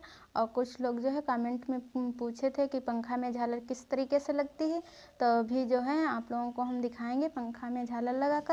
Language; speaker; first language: Hindi; native; Hindi